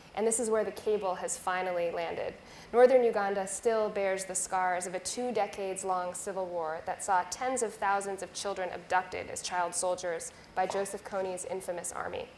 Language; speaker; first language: English; native; English